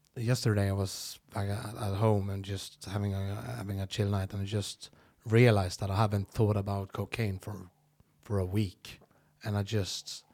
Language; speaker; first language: English; non-native, fluent; Norwegian